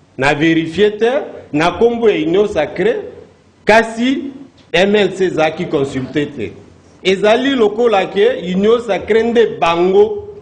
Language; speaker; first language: Lingala; non-native, local second language; Mongo